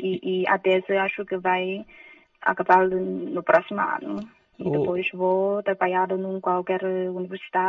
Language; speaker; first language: Portuguese; non-native, fluent; Chinese